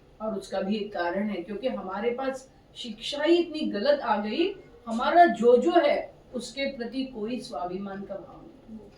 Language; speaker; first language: Hindi; non-native, local second language; Marathi